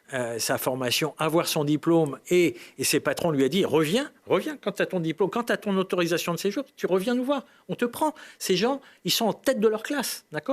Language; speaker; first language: French; native; French